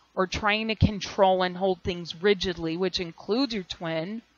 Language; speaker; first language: English; native; English